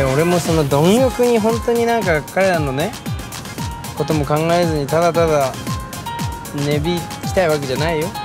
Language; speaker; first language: Japanese; native; Japanese